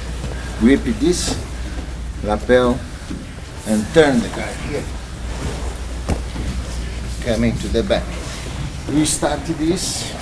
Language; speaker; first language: English; non-native, learner; Portuguese